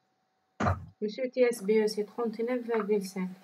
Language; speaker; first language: French; non-native, local second language; Arabic